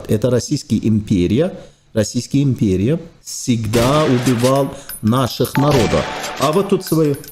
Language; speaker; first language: Russian; non-native, fluent; Turkish